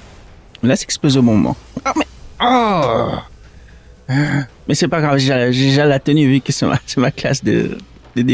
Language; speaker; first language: French; native; French